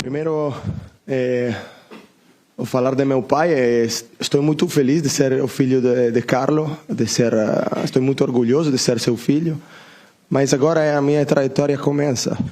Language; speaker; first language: Portuguese; non-native, learner; Italian